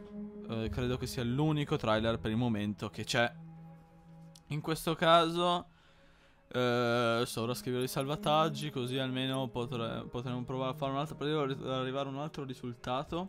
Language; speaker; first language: Italian; native; Italian